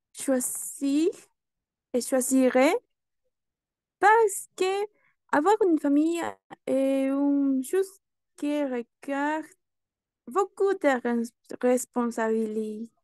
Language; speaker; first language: French; non-native, learner; Spanish